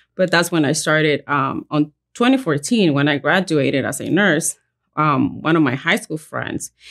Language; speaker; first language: English; early bilingual, other home language; Spanish